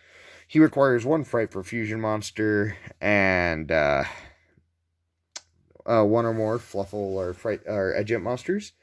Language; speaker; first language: English; native; English